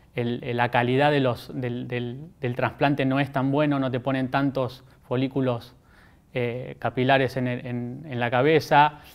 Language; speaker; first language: Spanish; native; Spanish